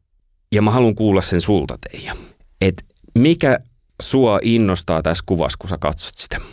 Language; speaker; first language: Finnish; native; Finnish